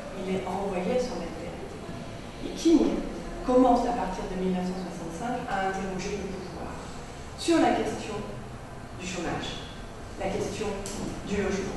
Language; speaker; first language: French; native; French